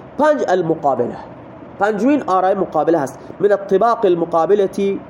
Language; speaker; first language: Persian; non-native, local second language; Baluchi